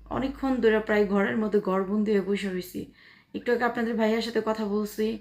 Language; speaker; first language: Bangla; native; Bangla